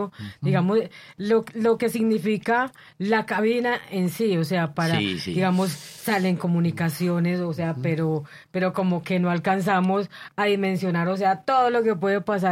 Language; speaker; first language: Spanish; native; Spanish